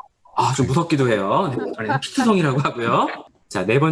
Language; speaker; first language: Korean; native; Korean